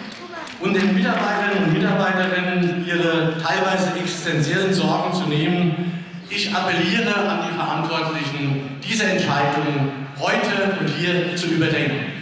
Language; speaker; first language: German; native; German